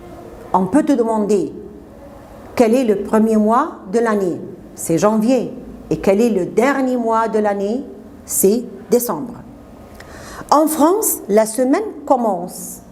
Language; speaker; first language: French; non-native, fluent; Arabic